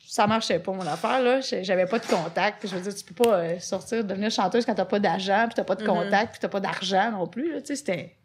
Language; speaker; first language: French; native; French